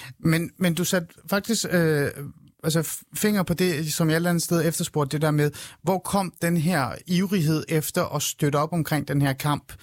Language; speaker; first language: Danish; early bilingual, other home language; Persian